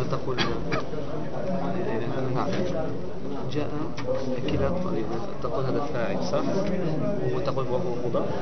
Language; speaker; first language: Arabic; non-native, learner; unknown